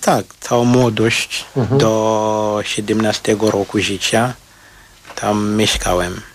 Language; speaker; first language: Polish; non-native, fluent; Shona